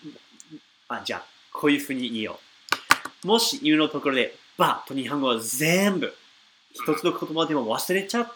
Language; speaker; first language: Japanese; non-native, fluent; English